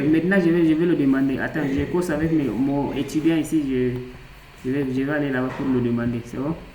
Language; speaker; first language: French; non-native, fluent; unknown